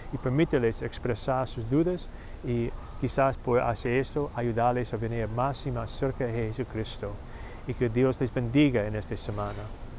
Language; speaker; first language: Spanish; non-native, learner; English